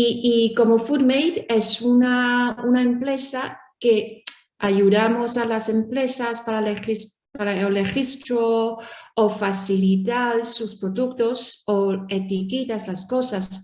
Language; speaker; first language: Spanish; non-native, learner; Chinese